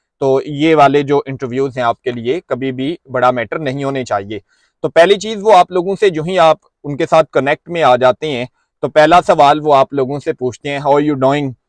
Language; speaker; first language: Urdu; non-native, local second language; Punjabi